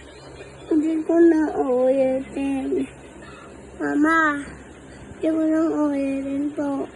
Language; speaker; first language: Filipino; native; Filipino